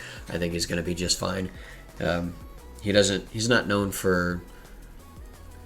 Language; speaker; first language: English; native; English